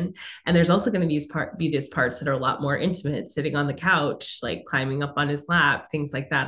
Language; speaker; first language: English; native; English